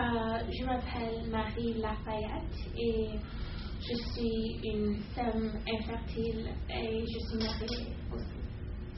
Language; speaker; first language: French; non-native, learner; English